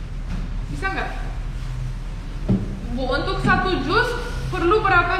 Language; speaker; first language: Indonesian; non-native, fluent; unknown